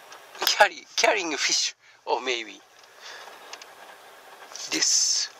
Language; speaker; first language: English; non-native, learner; Japanese